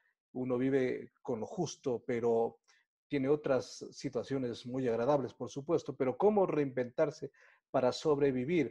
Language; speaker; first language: Spanish; native; Spanish